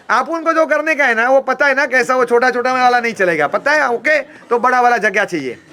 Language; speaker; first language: Hindi; non-native, local second language; Gujarati